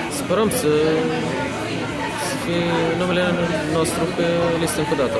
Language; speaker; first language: Romanian; early bilingual, heritage; Romanian